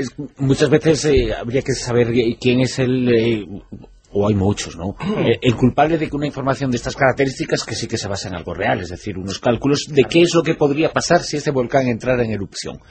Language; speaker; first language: Spanish; native; Spanish